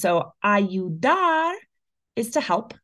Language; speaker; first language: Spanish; non-native, fluent; English